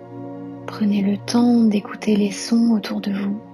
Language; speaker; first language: French; native; French